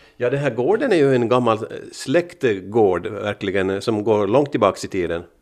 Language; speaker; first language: Swedish; native; Swedish